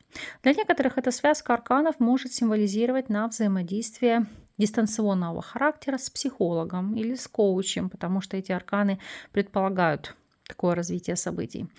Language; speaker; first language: Russian; native; Russian